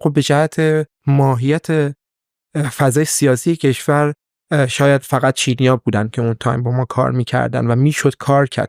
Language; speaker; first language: Persian; native; Persian